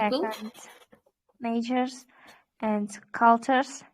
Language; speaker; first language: English; non-native, learner; Kyrgyz